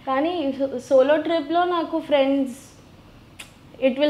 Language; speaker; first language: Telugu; non-native, local second language; Gujarati